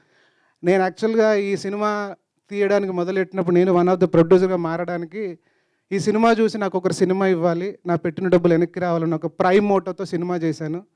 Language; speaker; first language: Telugu; native; Telugu